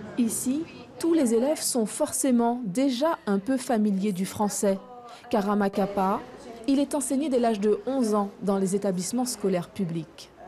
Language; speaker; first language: French; native; French